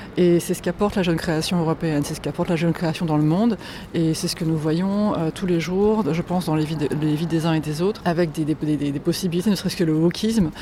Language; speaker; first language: French; non-native, fluent; Polish